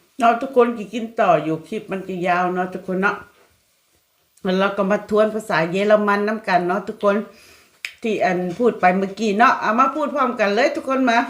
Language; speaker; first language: Thai; non-native, local second language; Lao